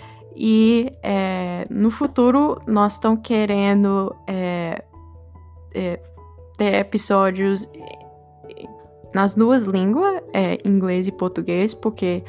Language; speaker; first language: Portuguese; early bilingual, heritage; Portuguese